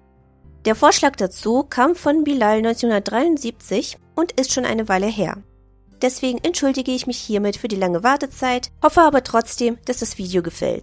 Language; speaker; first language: German; native; German